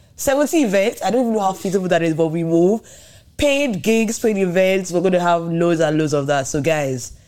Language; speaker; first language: English; non-native, local second language; Yoruba